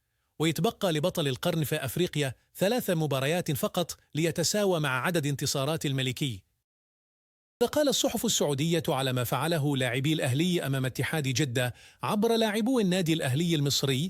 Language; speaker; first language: Arabic; native; Arabic